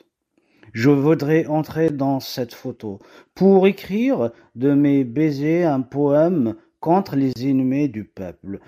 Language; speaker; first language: French; non-native, local second language; Kabyle